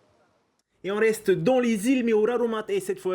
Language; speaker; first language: French; native; French